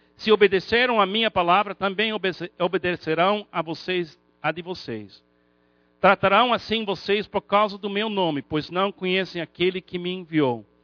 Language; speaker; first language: Portuguese; non-native, fluent; English